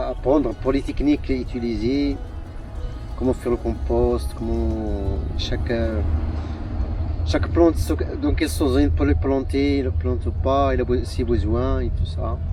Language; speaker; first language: French; non-native, learner; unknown